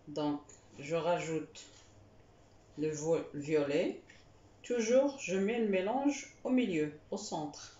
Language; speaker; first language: French; non-native, local second language; Arabic